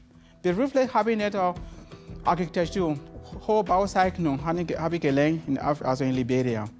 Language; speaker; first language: German; non-native, learner; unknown